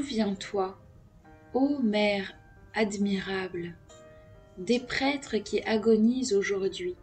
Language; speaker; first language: French; native; French